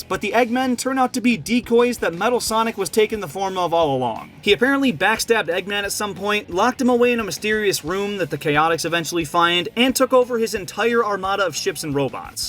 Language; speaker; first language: English; native; English